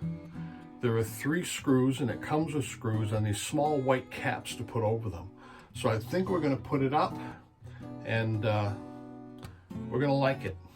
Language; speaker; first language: English; native; English